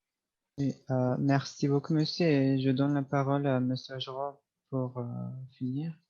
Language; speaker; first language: French; non-native, fluent; Turkish